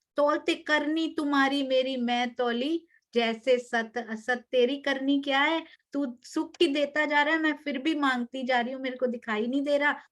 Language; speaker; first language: Hindi; native; Hindi